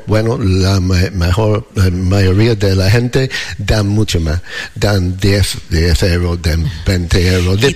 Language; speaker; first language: Spanish; non-native, learner; English